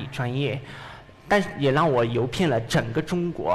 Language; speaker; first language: Chinese; non-native, fluent; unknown